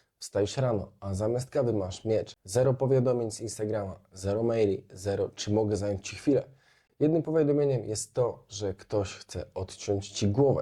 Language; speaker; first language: Polish; native; Polish